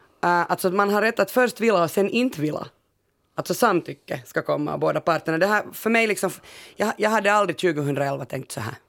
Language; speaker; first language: Swedish; native; Swedish